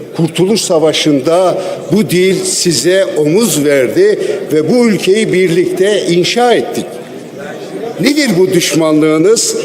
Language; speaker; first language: Turkish; non-native, local second language; Kurdish